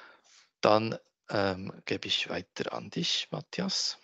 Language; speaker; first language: German; native; German